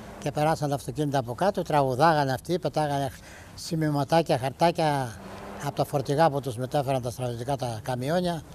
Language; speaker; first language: Greek; early bilingual, heritage; Greek